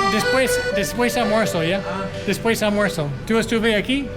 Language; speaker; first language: Spanish; non-native, learner; English